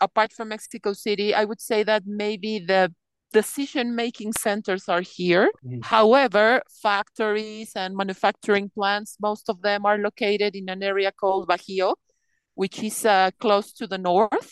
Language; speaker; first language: English; non-native, fluent; Spanish